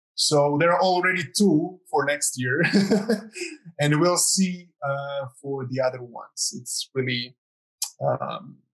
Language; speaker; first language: English; non-native, fluent; Croatian